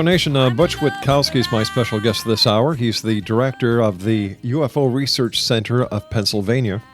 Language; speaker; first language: English; native; English